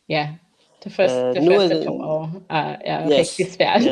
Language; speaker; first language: Danish; non-native, learner; English